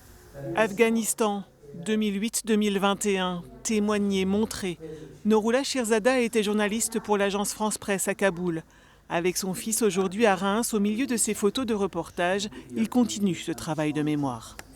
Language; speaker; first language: French; native; French